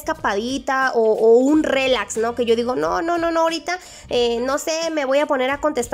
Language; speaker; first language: Spanish; native; Spanish